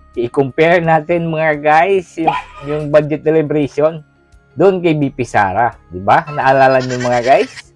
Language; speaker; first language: Filipino; non-native, local second language; Cebuano